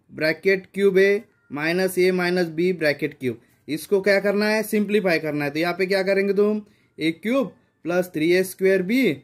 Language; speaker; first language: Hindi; non-native, local second language; Marathi